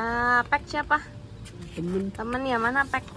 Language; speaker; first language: Indonesian; native; Indonesian